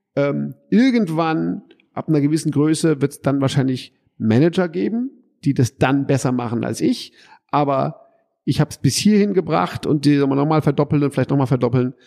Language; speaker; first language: German; early bilingual, heritage; German